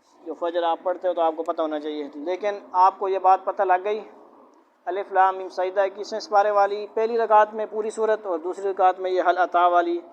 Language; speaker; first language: Urdu; non-native, local second language; Punjabi